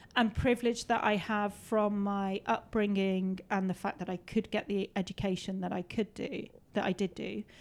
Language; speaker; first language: English; native; English